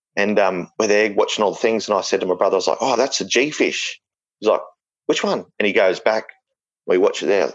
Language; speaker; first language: English; native; English